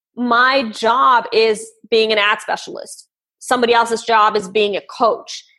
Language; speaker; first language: English; non-native, fluent; German